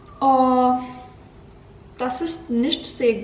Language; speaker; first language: German; non-native, learner; English